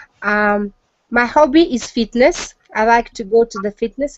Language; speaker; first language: English; non-native, learner; Russian